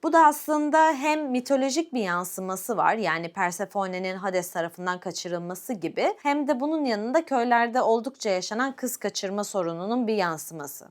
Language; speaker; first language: Turkish; native; Turkish